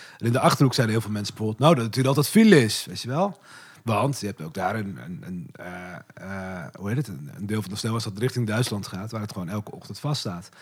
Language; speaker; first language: Dutch; native; Dutch